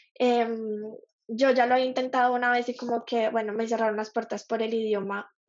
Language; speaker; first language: Spanish; native; Spanish